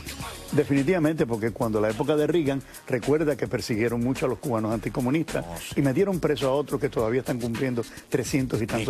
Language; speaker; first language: Spanish; native; Spanish